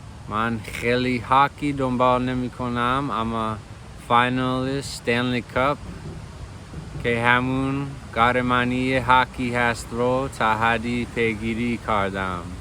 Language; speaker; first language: Persian; non-native, fluent; English